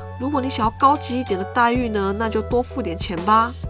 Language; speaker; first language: Chinese; native; Chinese